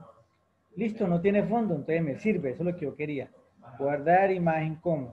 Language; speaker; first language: Spanish; native; Spanish